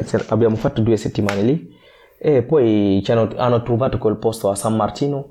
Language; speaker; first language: Italian; non-native, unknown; Fula